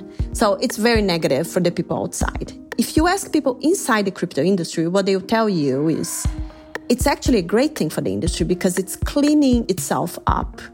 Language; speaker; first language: English; non-native, fluent; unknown